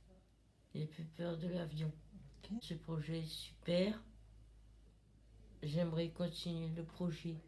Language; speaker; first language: French; non-native, local second language; Réunion Creole French